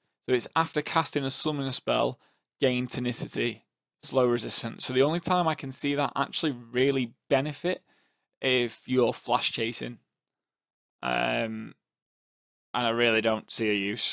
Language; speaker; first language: English; native; English